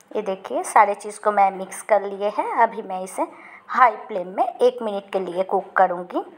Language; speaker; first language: Hindi; non-native, local second language; Bangla